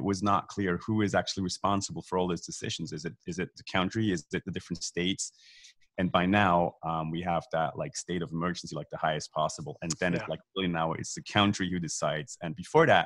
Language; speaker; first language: English; non-native, fluent; Swiss German